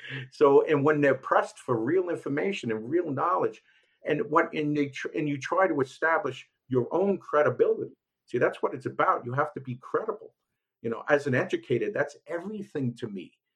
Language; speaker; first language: English; native; English